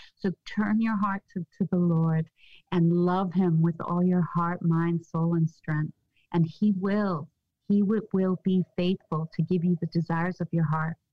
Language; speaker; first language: English; native; English